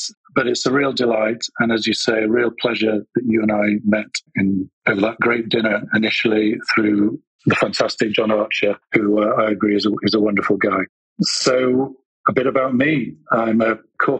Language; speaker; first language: English; native; English